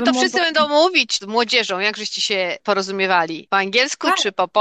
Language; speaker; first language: Polish; native; Polish